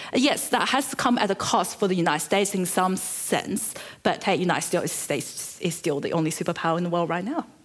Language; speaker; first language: English; early bilingual, other home language; Chinese